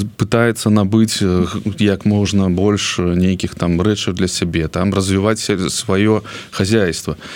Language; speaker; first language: Belarusian; non-native, local second language; Russian